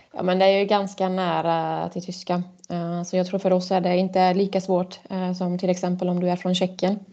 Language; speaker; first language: Swedish; non-native, fluent; German